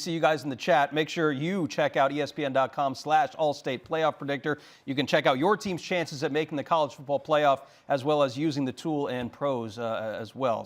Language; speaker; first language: English; native; English